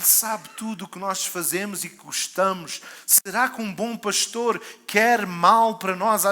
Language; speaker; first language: Portuguese; native; Portuguese